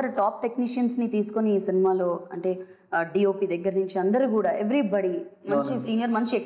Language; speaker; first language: Telugu; native; Telugu